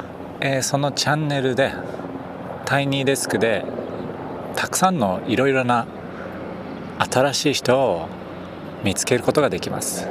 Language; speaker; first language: Japanese; native; Japanese